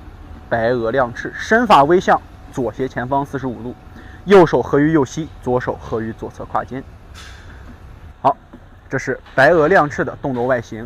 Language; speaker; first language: Chinese; native; Chinese